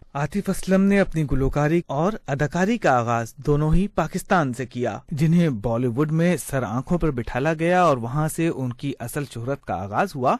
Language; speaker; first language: Urdu; native; Urdu